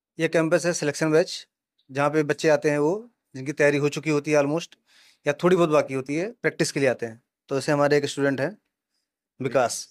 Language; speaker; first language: Hindi; native; Hindi